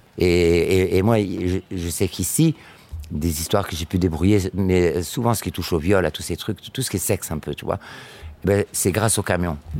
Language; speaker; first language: French; native; French